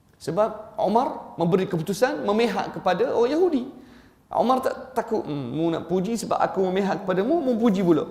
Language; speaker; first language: Malay; non-native, fluent; Arabic